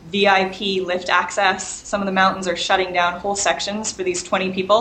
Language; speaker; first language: English; native; English